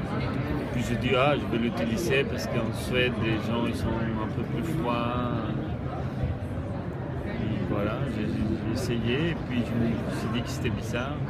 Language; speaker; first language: French; non-native, fluent; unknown